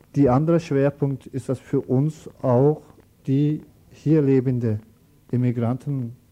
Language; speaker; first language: German; non-native, learner; Turkish